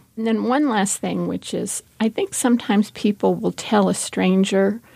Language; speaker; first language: English; native; English